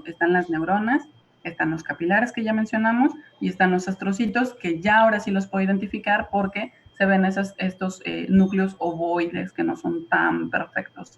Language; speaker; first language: Spanish; native; Spanish